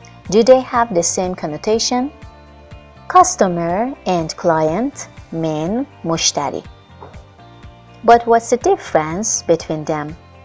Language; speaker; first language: English; non-native, fluent; Persian